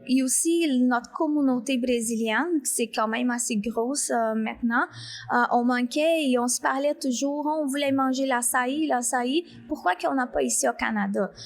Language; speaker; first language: French; non-native, fluent; Portuguese